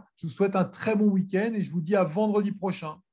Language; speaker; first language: French; native; French